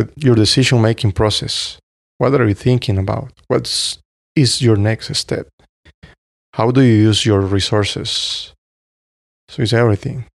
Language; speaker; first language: English; non-native, fluent; Spanish